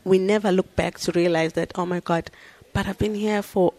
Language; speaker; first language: English; non-native, local second language; Zulu